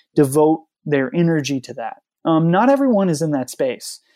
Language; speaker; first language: English; native; English